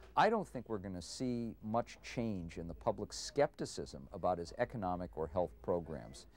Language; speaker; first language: English; native; English